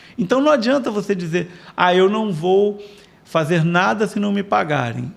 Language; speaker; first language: Portuguese; native; Portuguese